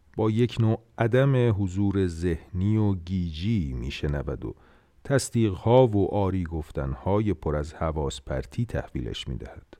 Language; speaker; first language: Persian; native; Persian